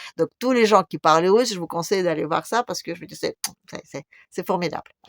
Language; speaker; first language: French; non-native, fluent; Russian